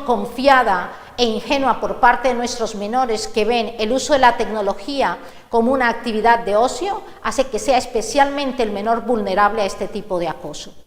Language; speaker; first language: Spanish; native; Spanish